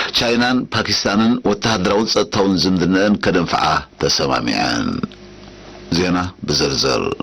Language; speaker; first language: Tigrinya; native; Tigrinya